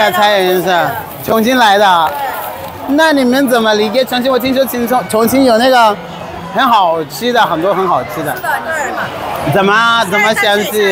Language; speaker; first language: Chinese; non-native, fluent; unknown